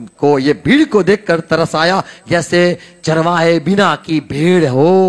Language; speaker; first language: Hindi; non-native, local second language; Gujarati